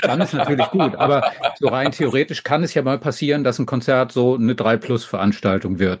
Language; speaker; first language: German; native; German